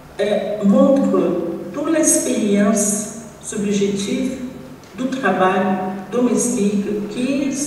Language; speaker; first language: French; non-native, learner; Portuguese